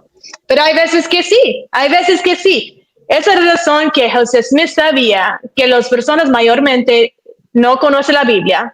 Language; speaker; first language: Spanish; early bilingual, heritage; Spanish